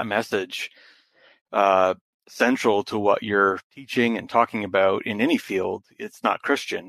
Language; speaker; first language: English; native; English